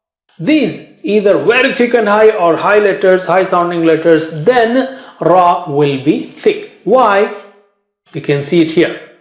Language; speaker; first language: English; non-native, fluent; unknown